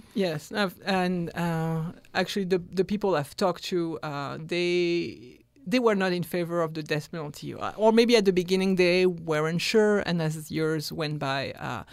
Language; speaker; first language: English; non-native, fluent; French